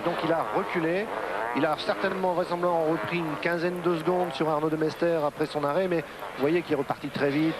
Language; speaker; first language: French; native; French